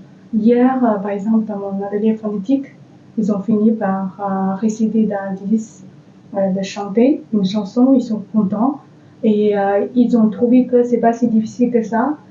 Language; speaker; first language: French; non-native, fluent; Chinese